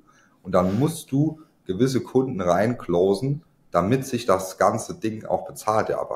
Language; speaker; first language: German; native; German